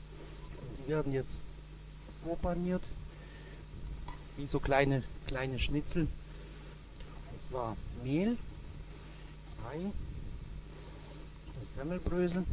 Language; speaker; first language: German; native; German